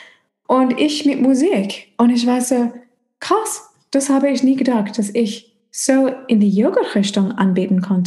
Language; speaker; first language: German; non-native, fluent; English